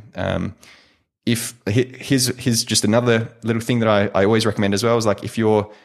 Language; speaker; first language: English; native; English